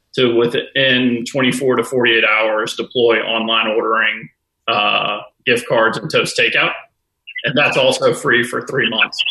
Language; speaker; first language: English; native; English